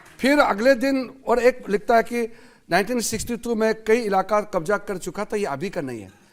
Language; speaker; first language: Hindi; non-native, local second language; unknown